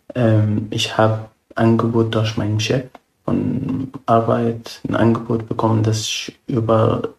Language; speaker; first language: German; non-native, fluent; Arabic